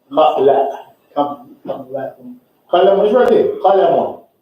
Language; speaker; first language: Arabic; non-native, fluent; English